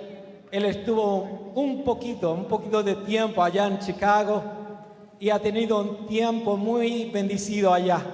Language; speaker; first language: Spanish; non-native, learner; Romanian